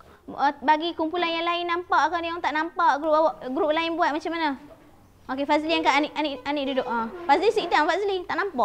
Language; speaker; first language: Malay; native; Malay